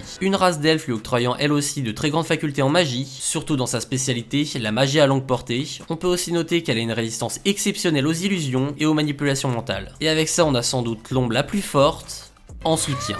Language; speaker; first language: French; native; French